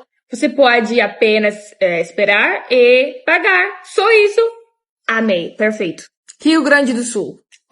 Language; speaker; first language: Portuguese; non-native, learner; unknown